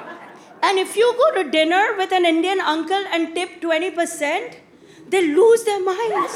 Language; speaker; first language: English; non-native, local second language; Hindi